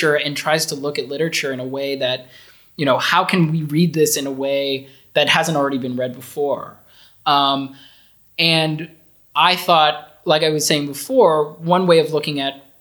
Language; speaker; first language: English; native; English